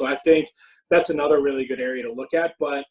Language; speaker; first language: English; native; English